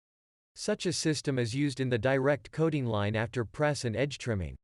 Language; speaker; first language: English; non-native, fluent; German